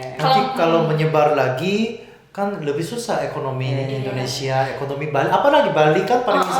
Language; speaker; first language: Indonesian; non-native, fluent; Korean